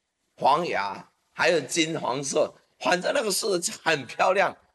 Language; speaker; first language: Chinese; native; Chinese